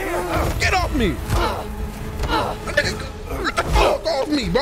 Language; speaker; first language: English; native; English